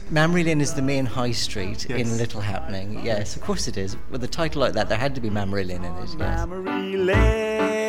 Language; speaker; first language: English; native; English